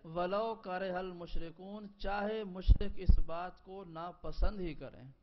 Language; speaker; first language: Urdu; native; Urdu